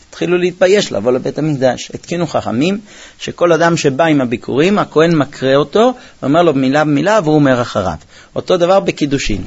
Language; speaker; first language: Hebrew; early bilingual, heritage; Hebrew